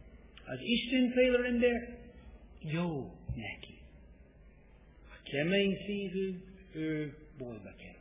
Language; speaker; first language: Hungarian; non-native, fluent; English